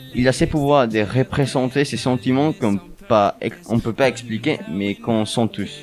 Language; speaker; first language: French; early bilingual, other home language; Spanish